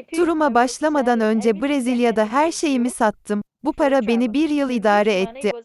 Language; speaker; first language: English; non-native, fluent; Portuguese